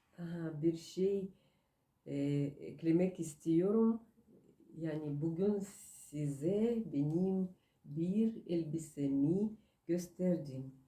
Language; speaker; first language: Turkish; non-native, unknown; Russian